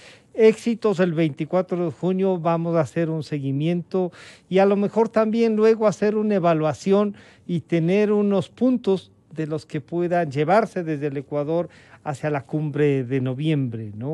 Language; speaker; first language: Spanish; native; Spanish